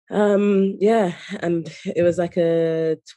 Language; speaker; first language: English; native; English